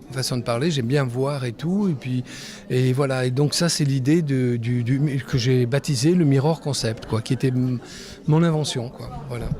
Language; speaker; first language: French; non-native, local second language; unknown